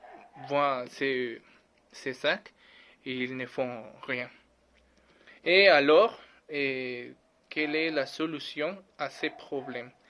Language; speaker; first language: French; non-native, learner; Spanish